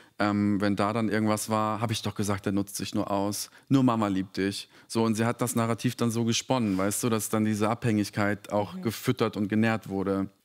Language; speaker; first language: German; early bilingual, other home language; Serbian